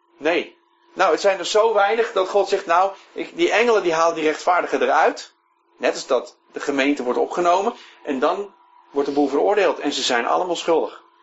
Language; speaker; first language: Dutch; native; Dutch